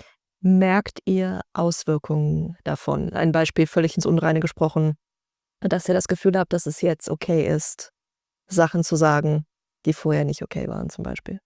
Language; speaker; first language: German; native; German